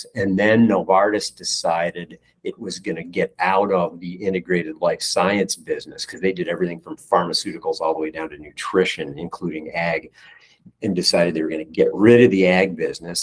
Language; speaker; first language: English; native; English